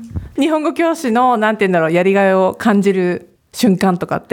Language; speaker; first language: Japanese; native; Japanese